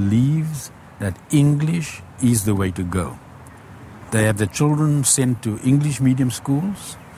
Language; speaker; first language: English; native; English